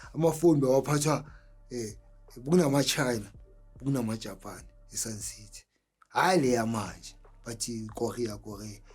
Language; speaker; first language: Zulu; native; Zulu